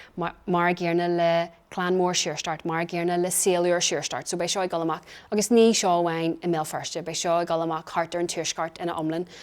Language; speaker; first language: Irish; non-native, local second language; English